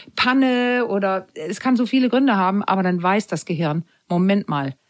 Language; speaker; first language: German; non-native, fluent; Danish